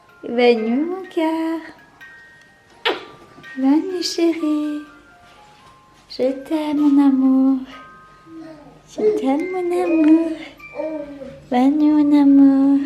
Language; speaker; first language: French; native; French